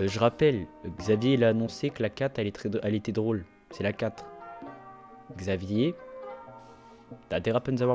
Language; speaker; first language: French; native; French